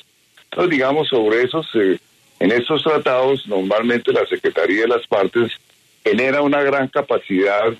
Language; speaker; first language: Spanish; native; Spanish